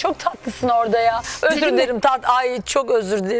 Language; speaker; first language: Turkish; native; Turkish